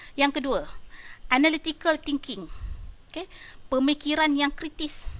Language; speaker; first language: Malay; native; Malay